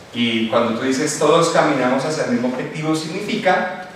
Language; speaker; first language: Spanish; native; Spanish